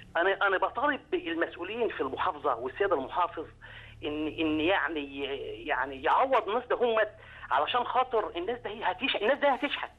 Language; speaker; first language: Egyptian Arabic; native; Egyptian Arabic